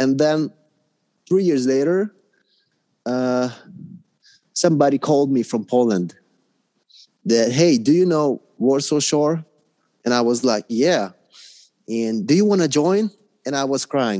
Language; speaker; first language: English; non-native, fluent; Hungarian